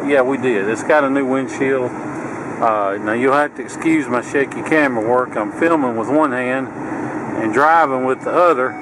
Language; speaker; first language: English; native; English